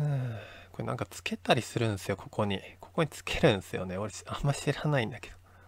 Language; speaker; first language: Japanese; native; Japanese